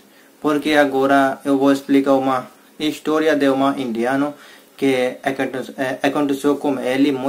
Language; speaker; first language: Portuguese; non-native, learner; Hindi